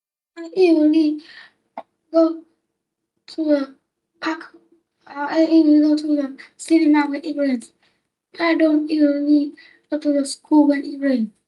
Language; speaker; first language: English; non-native, learner; Vietnamese